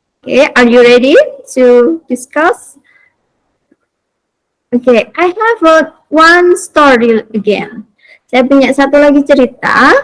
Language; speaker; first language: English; non-native, learner; Indonesian